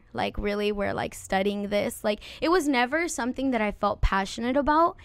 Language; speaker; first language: English; native; English